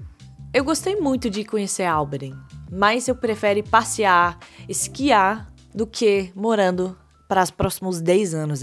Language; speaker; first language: Portuguese; non-native, fluent; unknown